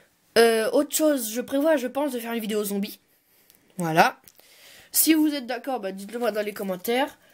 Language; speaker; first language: French; native; French